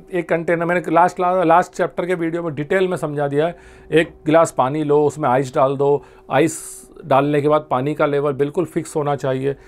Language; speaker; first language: Hindi; non-native, local second language; Gujarati